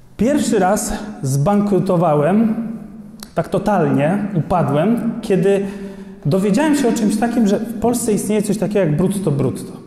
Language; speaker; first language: Polish; early bilingual, other home language; Albanian